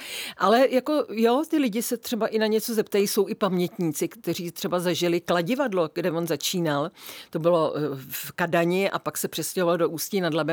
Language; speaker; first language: Czech; native; Czech